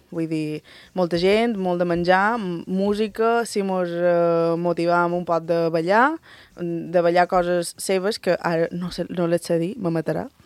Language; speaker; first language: Catalan; early bilingual, other home language; Spanish